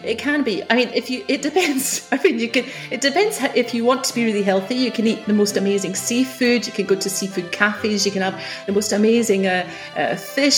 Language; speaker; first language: English; native; English